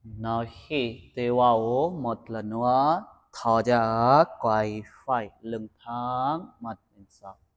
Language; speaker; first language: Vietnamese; non-native, learner; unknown